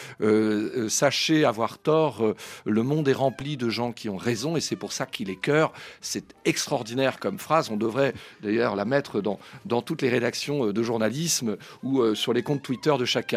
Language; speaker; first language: French; native; French